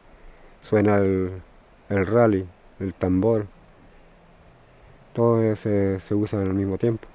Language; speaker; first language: Spanish; non-native, local second language; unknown